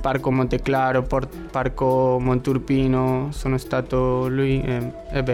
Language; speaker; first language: Italian; non-native, learner; Spanish